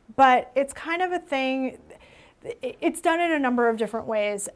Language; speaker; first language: English; native; English